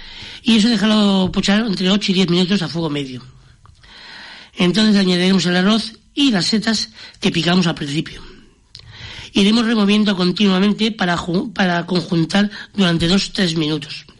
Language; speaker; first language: Spanish; native; Spanish